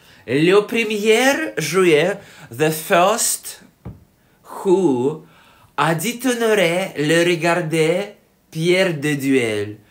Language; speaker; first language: French; non-native, learner; English